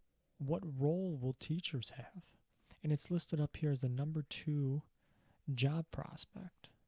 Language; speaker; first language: English; native; English